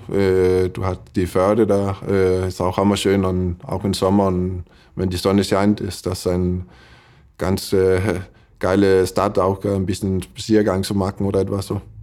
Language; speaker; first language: German; non-native, fluent; Danish